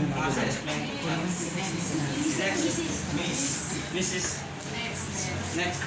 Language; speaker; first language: English; non-native, learner; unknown